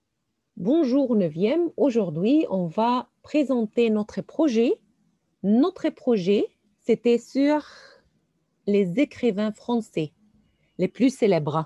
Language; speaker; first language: French; non-native, fluent; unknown